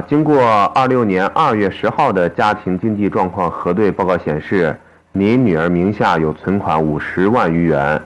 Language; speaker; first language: Chinese; native; Chinese